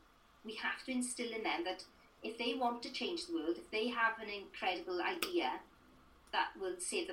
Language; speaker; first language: English; native; English